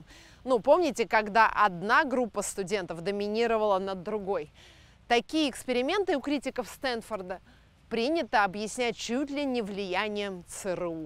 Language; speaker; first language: Russian; native; Russian